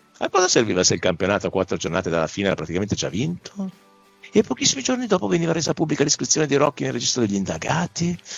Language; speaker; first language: Italian; native; Italian